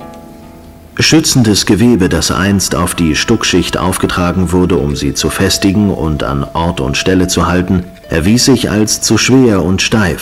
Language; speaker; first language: German; native; German